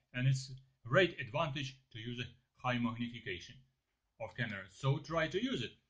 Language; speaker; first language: English; non-native, learner; Ukrainian